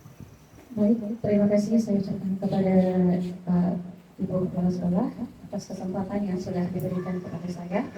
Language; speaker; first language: Indonesian; native; Indonesian